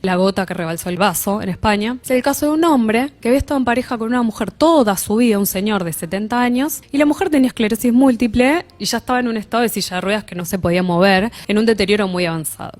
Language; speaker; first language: Spanish; native; Spanish